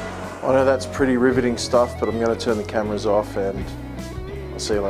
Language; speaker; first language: English; native; English